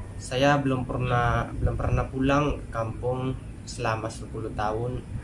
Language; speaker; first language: Indonesian; non-native, fluent; Filipino